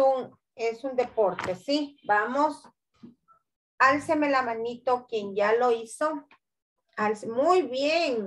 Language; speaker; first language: Spanish; native; Spanish